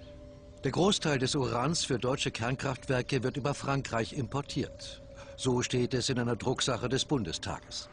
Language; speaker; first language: German; native; German